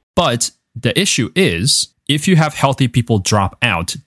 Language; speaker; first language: English; non-native, fluent; Chinese